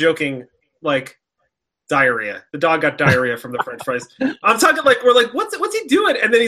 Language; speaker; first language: English; native; English